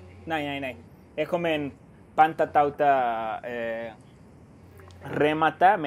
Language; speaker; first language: Greek; non-native, fluent; Spanish